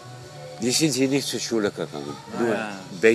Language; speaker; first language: German; non-native, fluent; Dutch